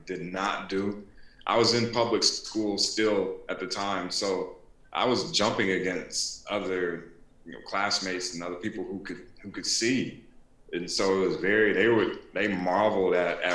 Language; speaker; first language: English; native; English